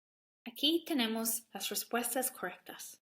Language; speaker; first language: Spanish; non-native, learner; English